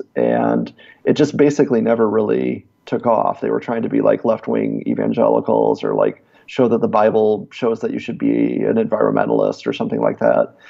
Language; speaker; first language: English; native; English